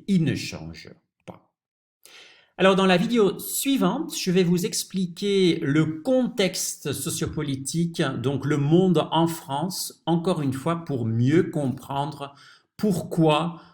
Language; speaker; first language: French; non-native, fluent; Dutch